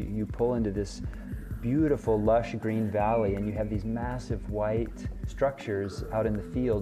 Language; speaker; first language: English; native; English